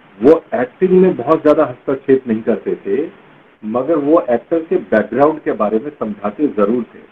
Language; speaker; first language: Hindi; native; Hindi